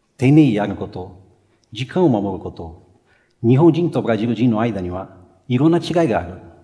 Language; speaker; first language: Japanese; non-native, fluent; Portuguese